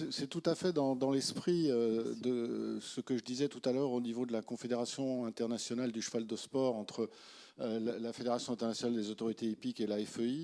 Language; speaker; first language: French; native; French